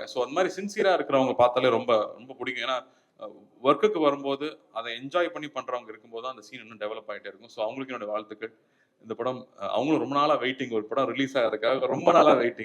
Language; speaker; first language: Tamil; native; Tamil